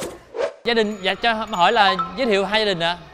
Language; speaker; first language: Vietnamese; native; Vietnamese